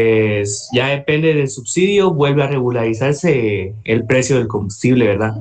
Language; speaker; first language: Spanish; native; Spanish